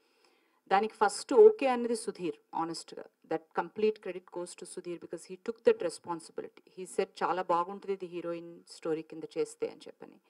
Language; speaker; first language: Telugu; native; Telugu